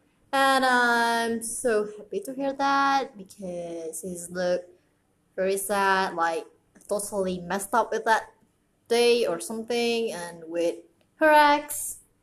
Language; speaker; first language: English; non-native, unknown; Indonesian